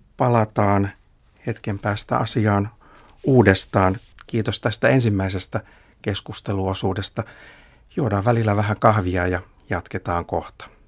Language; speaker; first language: Finnish; native; Finnish